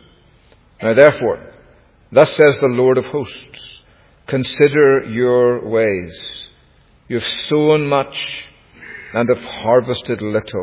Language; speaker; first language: English; native; English